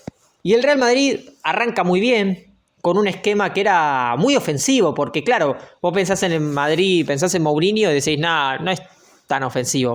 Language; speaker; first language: Spanish; native; Spanish